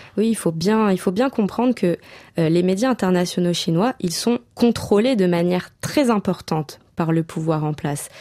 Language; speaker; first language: French; native; French